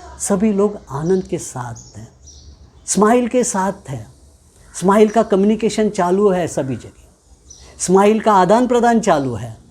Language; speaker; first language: Hindi; non-native, local second language; Marathi